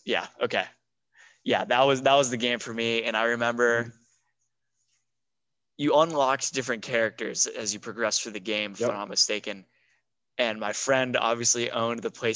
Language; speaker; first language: English; native; English